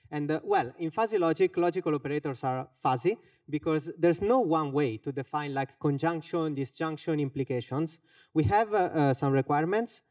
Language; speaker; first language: English; non-native, fluent; Finnish